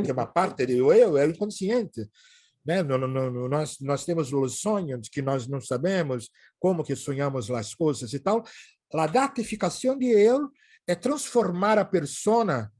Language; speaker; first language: Portuguese; native; Portuguese